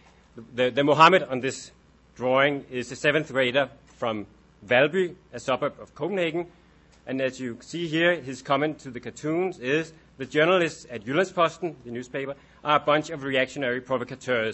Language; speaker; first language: English; non-native, fluent; Danish